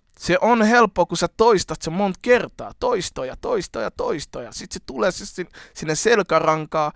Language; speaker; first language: Finnish; early bilingual, other home language; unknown